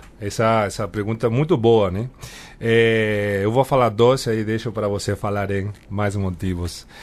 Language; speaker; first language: Portuguese; non-native, fluent; Spanish